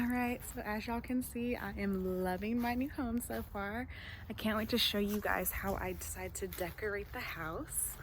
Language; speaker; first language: English; native; English